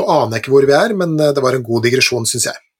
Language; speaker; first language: Norwegian; native; Norwegian